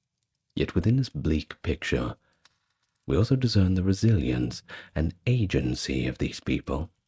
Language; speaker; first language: English; native; English